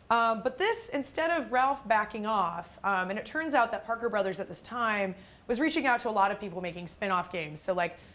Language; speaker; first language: English; native; English